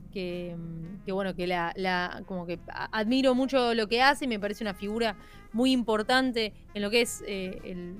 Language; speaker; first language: Spanish; native; Spanish